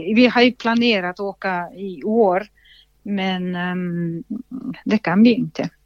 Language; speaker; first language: Swedish; non-native, fluent; Russian